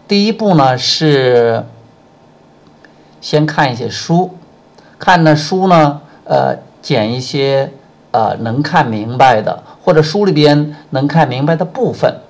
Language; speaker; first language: Chinese; native; Chinese